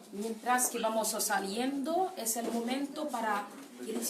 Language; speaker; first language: Spanish; non-native, fluent; Haitian Creole